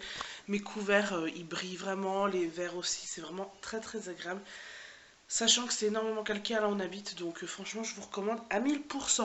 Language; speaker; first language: French; native; French